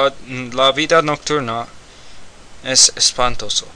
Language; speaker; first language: Spanish; non-native, learner; English